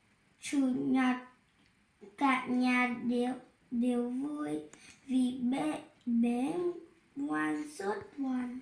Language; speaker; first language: Vietnamese; early bilingual, heritage; Vietnamese